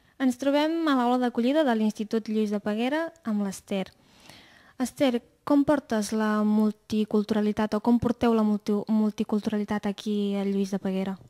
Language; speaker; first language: Catalan; native; Catalan